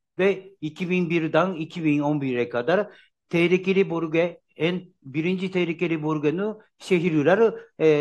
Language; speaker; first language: Turkish; non-native, learner; Japanese